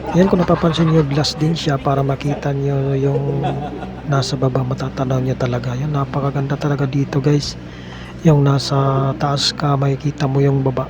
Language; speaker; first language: Filipino; native; Filipino